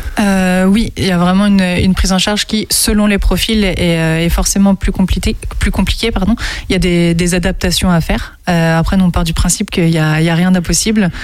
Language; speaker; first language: French; native; French